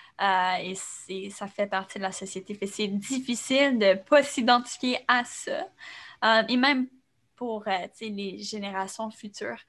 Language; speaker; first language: French; native; French